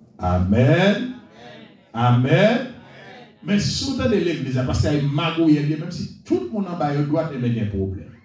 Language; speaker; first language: French; non-native, local second language; Haitian Creole